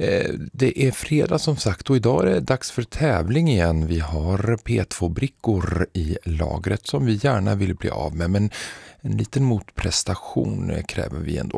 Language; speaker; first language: Swedish; native; Swedish